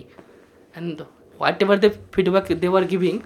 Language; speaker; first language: English; non-native, local second language; Hindi